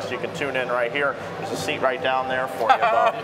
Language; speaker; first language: English; native; English